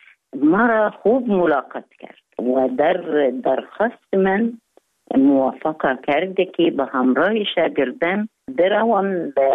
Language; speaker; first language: Persian; non-native, learner; Arabic